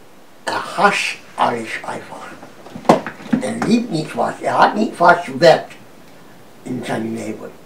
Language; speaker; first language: German; non-native, learner; Romanian